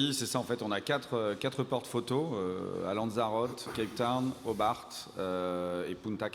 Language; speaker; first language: French; native; French